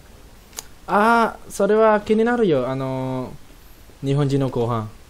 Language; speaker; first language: Japanese; non-native, learner; Indonesian